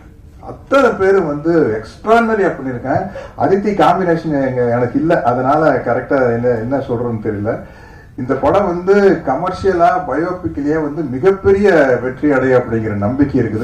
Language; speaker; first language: Tamil; native; Tamil